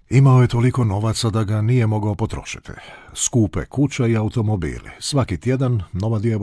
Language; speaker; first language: Croatian; native; Croatian